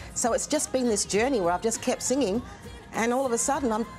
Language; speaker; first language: English; native; English